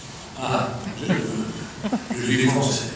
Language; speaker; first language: French; non-native, fluent; Swedish